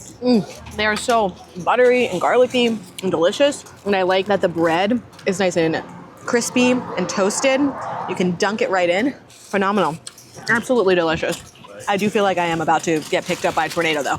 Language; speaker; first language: English; native; English